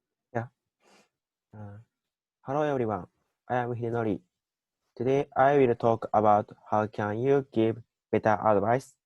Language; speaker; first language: English; non-native, learner; Japanese